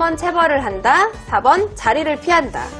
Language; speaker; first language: Korean; native; Korean